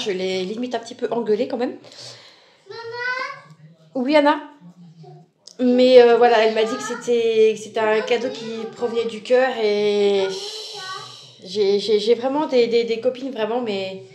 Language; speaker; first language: French; native; French